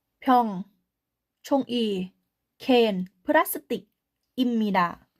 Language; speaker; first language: Korean; non-native, learner; Thai